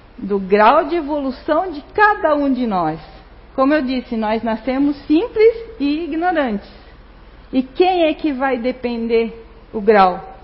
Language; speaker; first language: Portuguese; non-native, fluent; Spanish